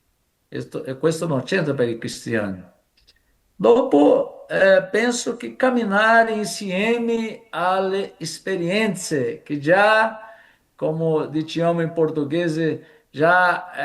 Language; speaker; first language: Italian; non-native, fluent; Portuguese